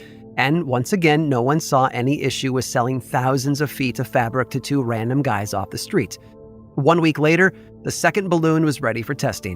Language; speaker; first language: English; native; English